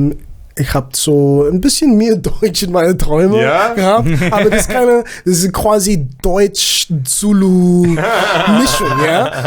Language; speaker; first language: German; non-native, learner; Zulu